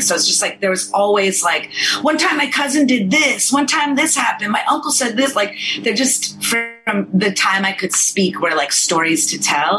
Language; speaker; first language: English; early bilingual, other home language; Persian